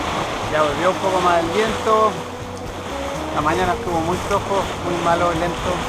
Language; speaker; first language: Spanish; native; Spanish